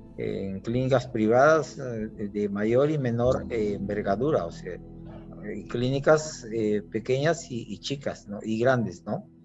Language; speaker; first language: Spanish; native; Spanish